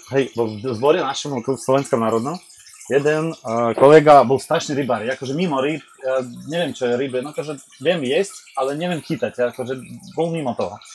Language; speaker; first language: Slovak; non-native, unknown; Ukrainian